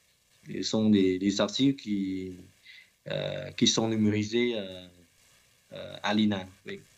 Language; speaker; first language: French; non-native, learner; Khmer